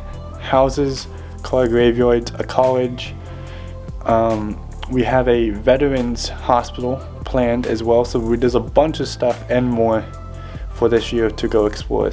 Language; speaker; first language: English; native; English